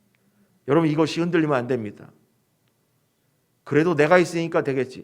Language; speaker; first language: Korean; native; Korean